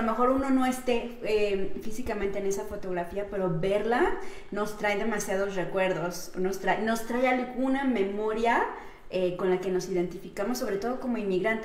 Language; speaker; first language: Spanish; native; Spanish